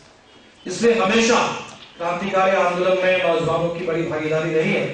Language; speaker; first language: Hindi; native; Hindi